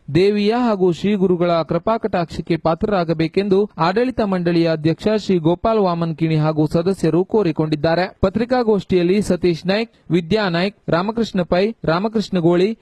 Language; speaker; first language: Kannada; native; Kannada